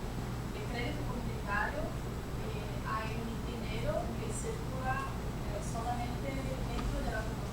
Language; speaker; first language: Spanish; non-native, learner; Portuguese